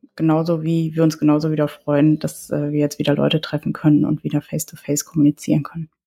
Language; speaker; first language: German; early bilingual, other home language; Polish